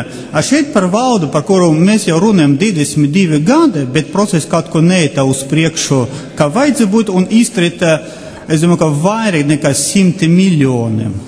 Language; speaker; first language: Latvian; non-native, local second language; Russian